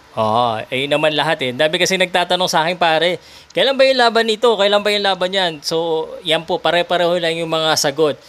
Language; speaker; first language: Filipino; native; Filipino